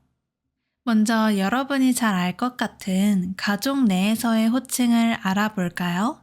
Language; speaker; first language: Korean; native; Korean